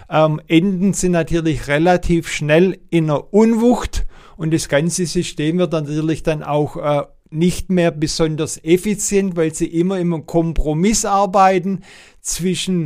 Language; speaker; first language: German; native; German